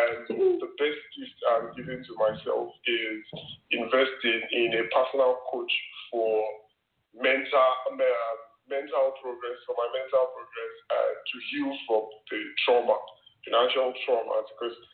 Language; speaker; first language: English; non-native, local second language; Yoruba